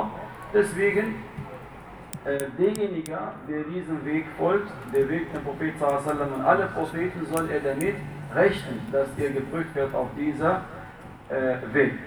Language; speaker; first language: German; non-native, fluent; Arabic